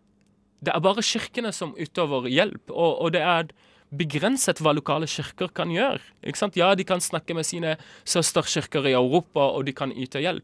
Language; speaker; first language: Norwegian; early bilingual, other home language; Arabic